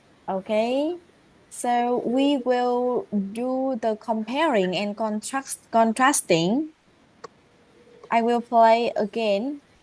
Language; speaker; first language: English; non-native, learner; Vietnamese